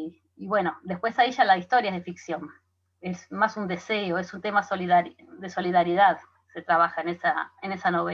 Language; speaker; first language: Spanish; native; Spanish